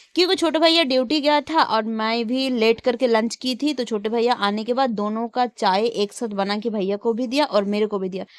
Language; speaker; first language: Hindi; non-native, local second language; Bangla